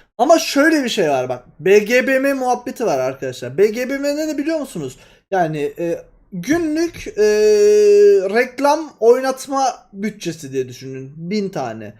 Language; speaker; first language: Turkish; native; Turkish